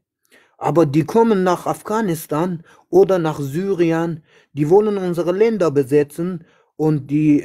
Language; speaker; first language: German; non-native, learner; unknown